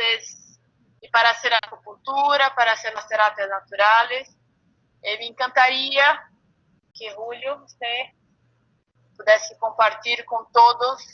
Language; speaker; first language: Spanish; non-native, fluent; Portuguese